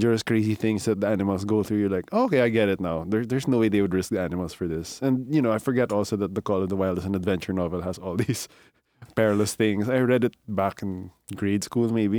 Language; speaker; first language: English; non-native, local second language; Filipino